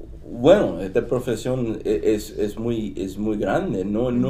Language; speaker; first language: Spanish; early bilingual, heritage; Spanish